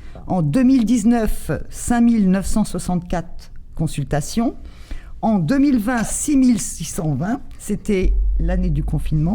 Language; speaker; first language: French; native; French